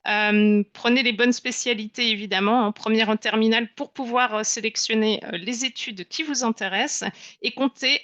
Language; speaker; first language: French; native; French